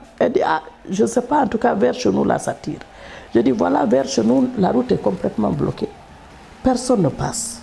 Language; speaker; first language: French; non-native, local second language; Fula